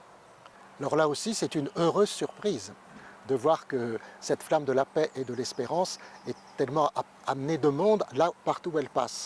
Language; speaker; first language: French; native; French